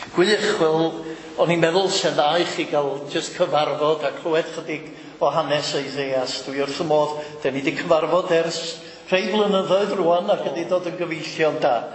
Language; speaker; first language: Welsh; native; Welsh